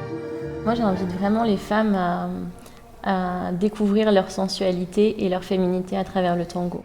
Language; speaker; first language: French; native; French